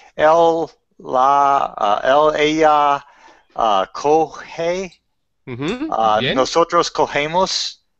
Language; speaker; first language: Spanish; non-native, learner; English